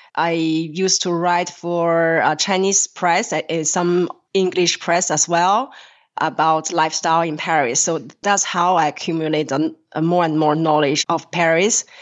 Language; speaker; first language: English; non-native, fluent; Chinese